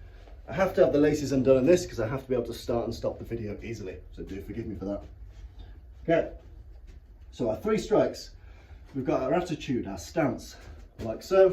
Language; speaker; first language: English; native; English